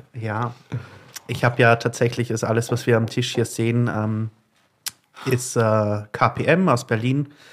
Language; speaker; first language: German; native; German